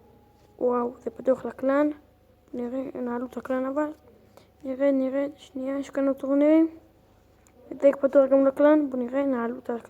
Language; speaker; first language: Hebrew; native; Hebrew